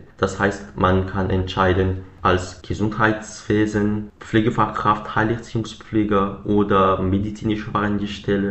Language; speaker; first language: German; non-native, learner; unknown